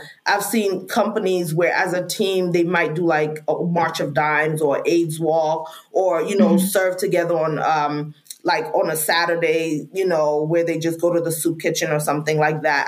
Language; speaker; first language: English; non-native, local second language; Krio